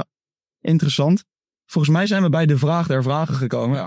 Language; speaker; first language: Dutch; native; Dutch